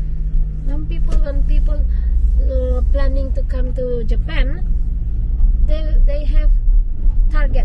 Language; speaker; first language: English; non-native, learner; Indonesian